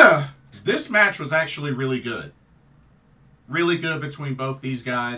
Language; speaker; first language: English; native; English